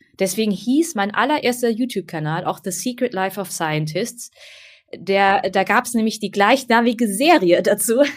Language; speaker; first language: German; early bilingual, other home language; Vietnamese